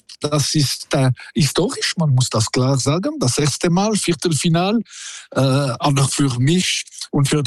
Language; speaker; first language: German; non-native, local second language; French